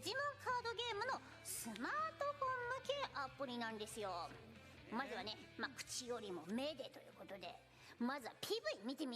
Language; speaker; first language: Japanese; native; Japanese